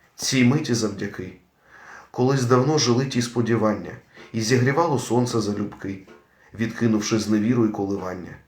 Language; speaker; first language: Ukrainian; native; Ukrainian